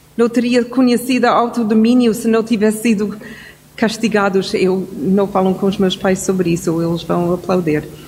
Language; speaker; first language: Portuguese; non-native, fluent; English